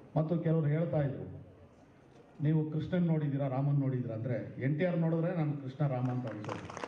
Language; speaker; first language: Kannada; non-native, local second language; Telugu